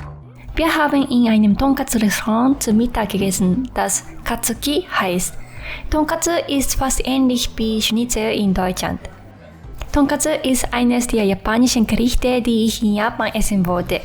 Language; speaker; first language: German; non-native, fluent; Japanese